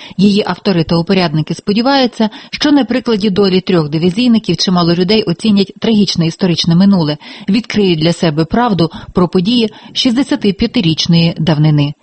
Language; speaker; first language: Ukrainian; native; Ukrainian